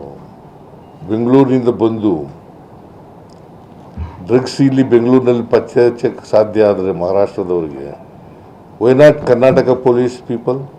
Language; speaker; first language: Kannada; native; Kannada